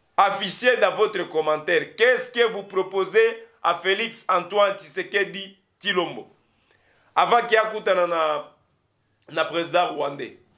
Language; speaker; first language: French; non-native, local second language; Lingala